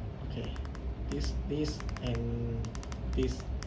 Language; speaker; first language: English; non-native, local second language; Chinese